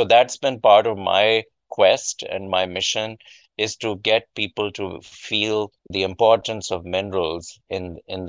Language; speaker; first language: English; non-native, local second language; Urdu